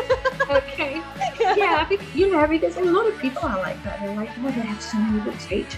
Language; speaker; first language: English; early bilingual, other home language; Indonesian